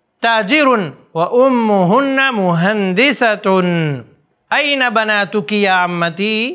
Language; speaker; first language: Arabic; non-native, fluent; Urdu